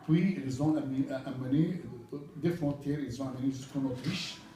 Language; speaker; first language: French; non-native, fluent; Arabic